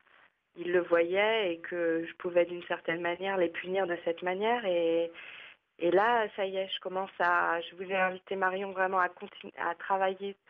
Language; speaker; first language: French; native; French